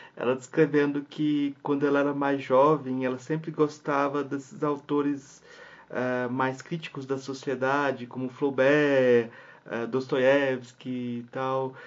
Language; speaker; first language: Portuguese; native; Portuguese